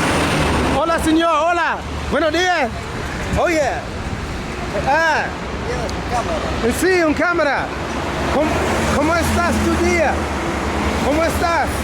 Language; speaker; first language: Spanish; non-native, learner; English